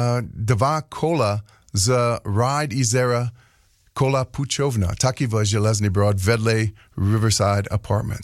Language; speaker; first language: Czech; non-native, learner; English